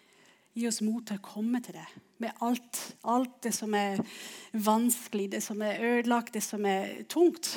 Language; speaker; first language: Norwegian; non-native, fluent; English